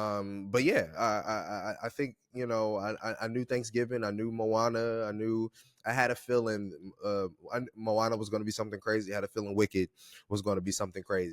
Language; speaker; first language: English; native; English